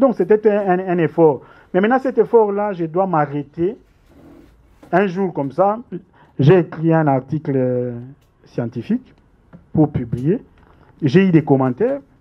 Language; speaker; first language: French; non-native, local second language; Lingala